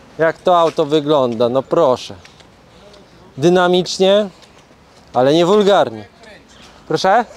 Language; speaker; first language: Polish; native; Polish